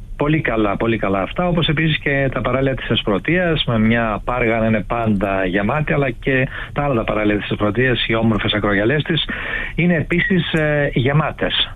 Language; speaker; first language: Greek; native; Greek